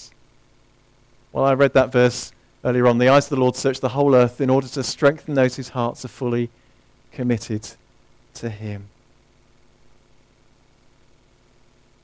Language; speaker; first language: English; native; English